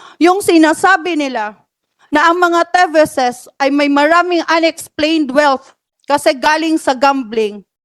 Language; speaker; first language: Filipino; non-native, local second language; Cebuano